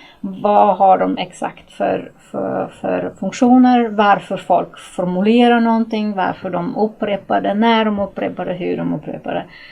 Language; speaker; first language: Swedish; non-native, fluent; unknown